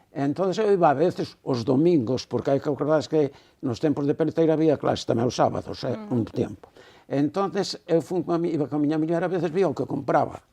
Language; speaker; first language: Galician; non-native, local second language; Spanish